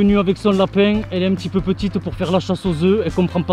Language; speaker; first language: French; native; French